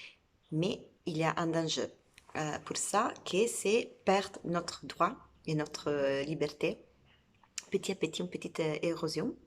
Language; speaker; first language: French; non-native, fluent; Italian